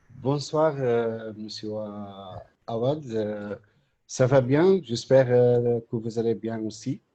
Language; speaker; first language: French; non-native, fluent; Arabic